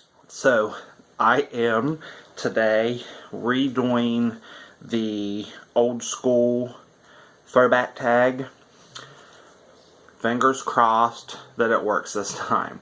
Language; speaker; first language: English; native; English